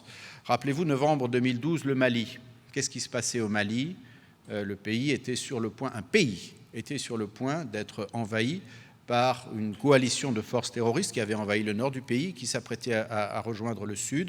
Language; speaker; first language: French; native; French